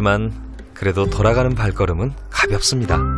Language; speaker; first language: Korean; native; Korean